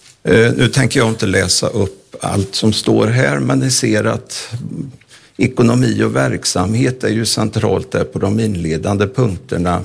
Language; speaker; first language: Swedish; native; Swedish